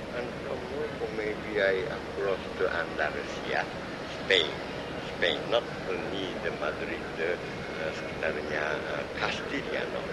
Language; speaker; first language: English; non-native, learner; Japanese